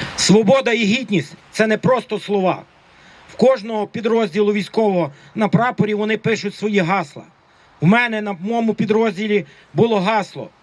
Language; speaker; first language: Ukrainian; native; Ukrainian